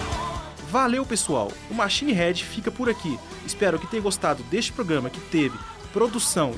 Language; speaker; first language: Portuguese; native; Portuguese